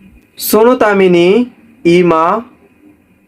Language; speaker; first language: Japanese; non-native, learner; Bangla